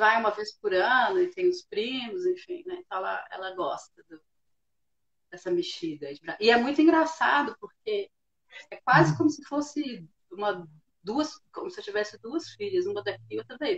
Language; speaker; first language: Portuguese; native; Portuguese